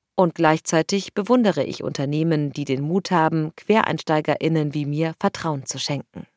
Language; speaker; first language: German; non-native, fluent; Arabic